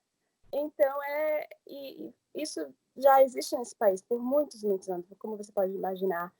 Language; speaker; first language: Portuguese; early bilingual, heritage; English